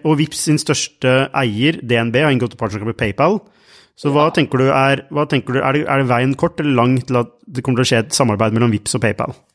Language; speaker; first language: Norwegian; native; Norwegian